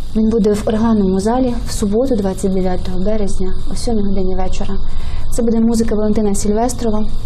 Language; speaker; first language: Ukrainian; native; Ukrainian